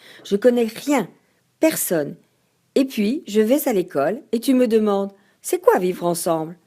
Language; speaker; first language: French; non-native, learner; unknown